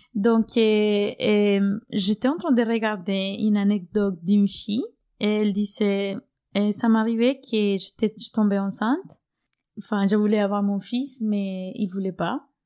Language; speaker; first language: French; non-native, fluent; Spanish